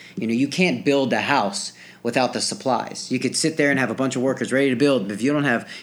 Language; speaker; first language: English; native; English